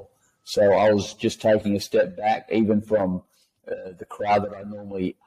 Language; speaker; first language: English; native; English